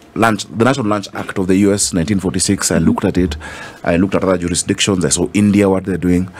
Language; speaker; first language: English; non-native, local second language; Swahili